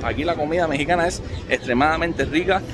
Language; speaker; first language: Spanish; native; Spanish